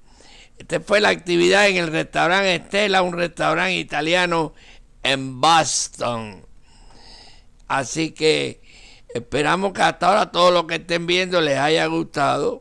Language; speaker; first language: Spanish; native; Spanish